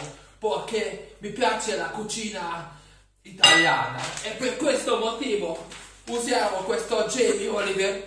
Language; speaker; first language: Italian; non-native, learner; Hungarian